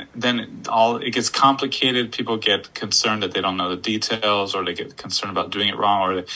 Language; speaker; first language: English; native; English